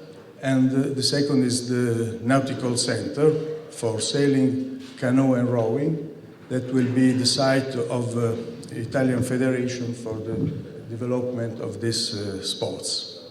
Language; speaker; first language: English; non-native, fluent; Italian